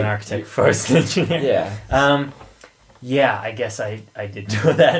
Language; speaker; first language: English; native; English